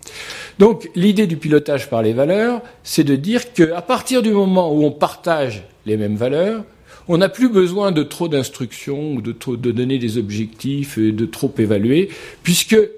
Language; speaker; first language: French; native; French